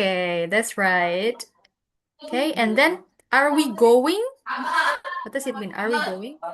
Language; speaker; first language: English; non-native, fluent; Indonesian